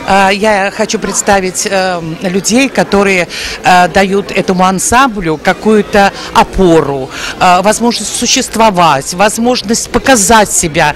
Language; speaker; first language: Russian; native; Russian